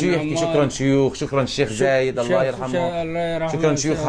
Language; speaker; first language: Arabic; native; Arabic